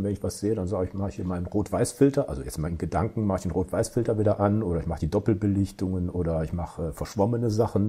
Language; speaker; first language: German; native; German